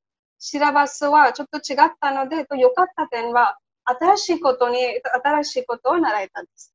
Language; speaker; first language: Japanese; non-native, learner; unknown